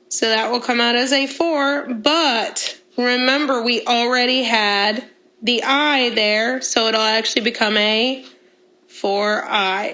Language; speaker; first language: English; native; English